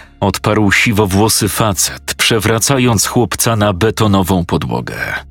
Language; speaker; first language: Polish; native; Polish